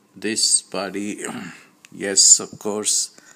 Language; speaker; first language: English; non-native, local second language; Tamil